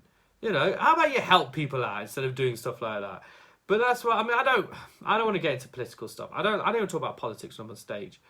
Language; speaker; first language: English; native; English